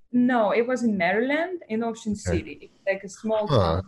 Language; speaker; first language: English; non-native, fluent; Russian